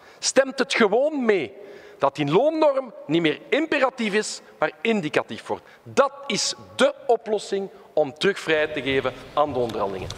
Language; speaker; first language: Dutch; non-native, local second language; French